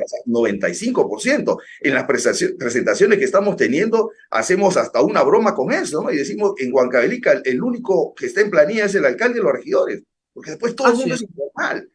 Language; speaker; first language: Spanish; native; Spanish